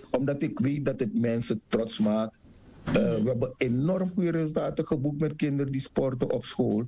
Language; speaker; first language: Dutch; native; Dutch